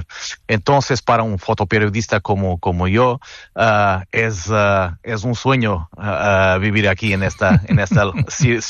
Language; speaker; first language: Spanish; non-native, fluent; Portuguese